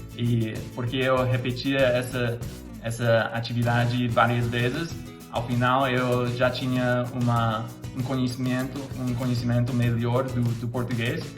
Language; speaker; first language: Portuguese; non-native, fluent; English